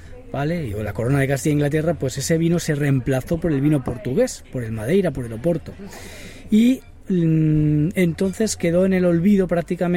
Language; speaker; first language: Spanish; native; Spanish